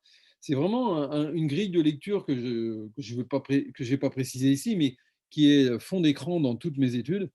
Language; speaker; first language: French; native; French